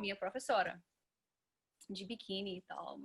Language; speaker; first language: Portuguese; non-native, fluent; English